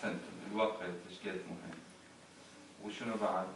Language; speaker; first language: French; non-native, fluent; Arabic